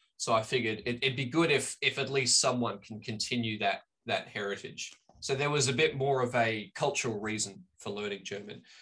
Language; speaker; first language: English; native; English